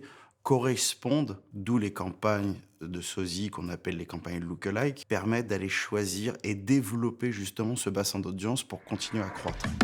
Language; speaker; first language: French; native; French